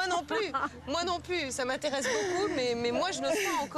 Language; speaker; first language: French; native; French